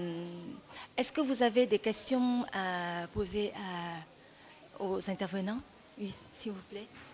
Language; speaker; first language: French; non-native, fluent; Vietnamese